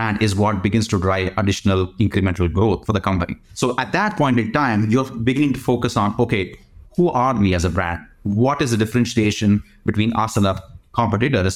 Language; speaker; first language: English; non-native, local second language; Tamil